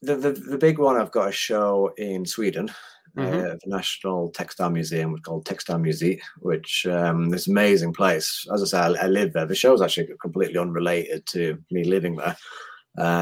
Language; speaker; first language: English; native; English